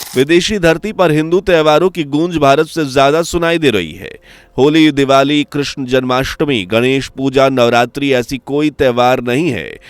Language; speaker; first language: Hindi; native; Hindi